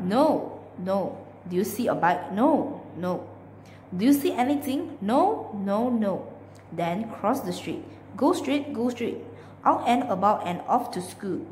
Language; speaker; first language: English; non-native, local second language; Chinese